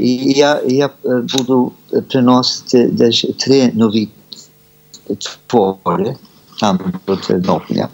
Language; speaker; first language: Ukrainian; early bilingual, heritage; Ukrainian